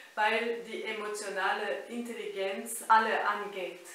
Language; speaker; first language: German; non-native, fluent; French